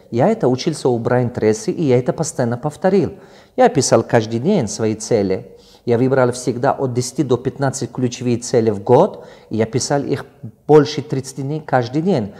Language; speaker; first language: Russian; non-native, local second language; Tajik